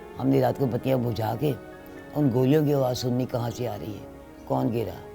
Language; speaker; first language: Urdu; native; Urdu